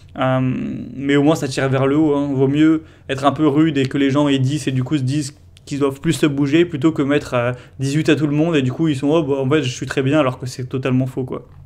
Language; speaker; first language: French; native; French